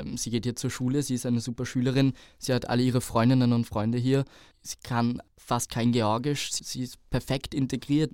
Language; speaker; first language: German; native; German